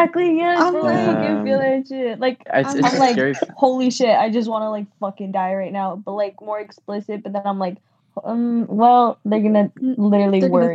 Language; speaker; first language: English; non-native, fluent; Spanish